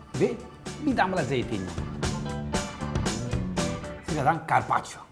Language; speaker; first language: Turkish; non-native, learner; Italian